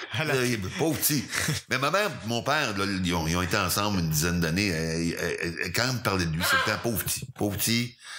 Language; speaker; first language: French; native; French